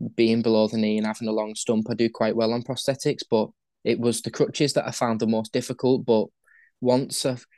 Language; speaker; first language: English; native; English